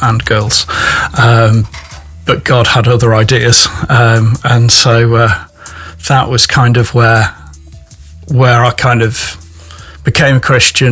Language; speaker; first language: English; native; English